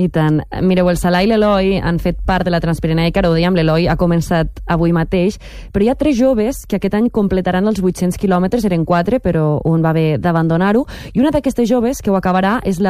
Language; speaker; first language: Catalan; native; Catalan